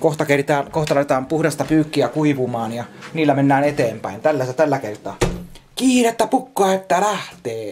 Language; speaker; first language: Finnish; native; Finnish